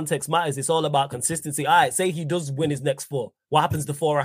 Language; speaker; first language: English; native; English